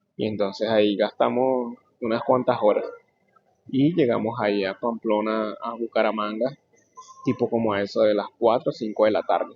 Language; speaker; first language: Spanish; native; Spanish